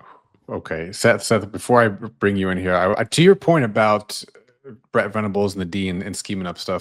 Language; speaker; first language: English; native; English